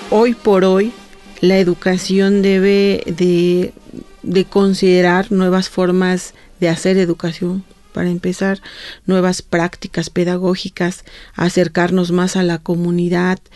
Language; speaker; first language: Spanish; native; Spanish